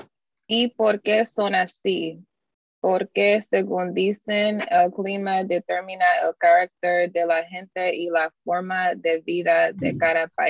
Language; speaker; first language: Spanish; non-native, learner; English